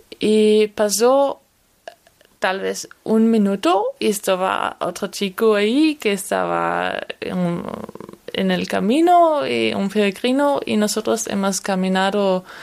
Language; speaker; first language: Spanish; non-native, fluent; Danish